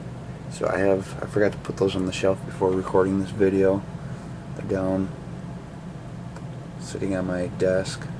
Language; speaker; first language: English; native; English